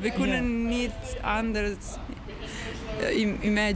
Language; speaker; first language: Dutch; non-native, learner; English